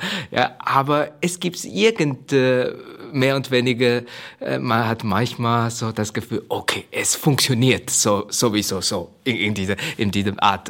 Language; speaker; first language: German; non-native, learner; Chinese